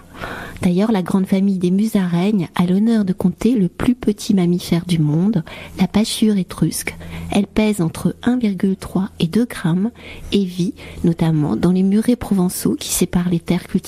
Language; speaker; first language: French; native; French